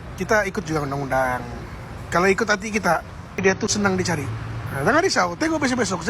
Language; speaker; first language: Malay; native; Malay